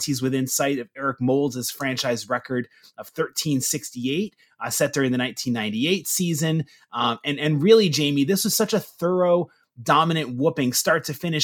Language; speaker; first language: English; native; English